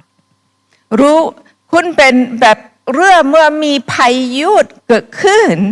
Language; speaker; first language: Thai; non-native, fluent; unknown